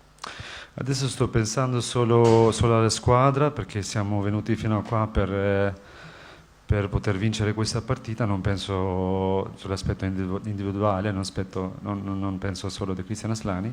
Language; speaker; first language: Italian; non-native, fluent; Albanian